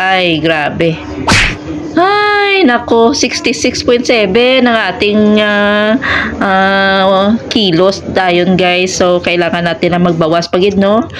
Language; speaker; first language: Filipino; native; Filipino